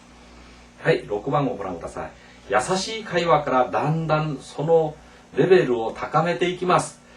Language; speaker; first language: Japanese; non-native, fluent; Korean